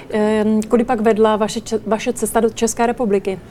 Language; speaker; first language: Czech; native; Czech